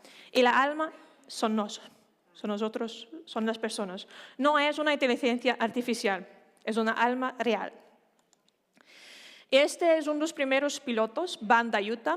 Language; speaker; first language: Spanish; non-native, fluent; Danish